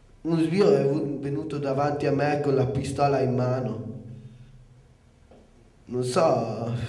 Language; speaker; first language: Italian; non-native, local second language; German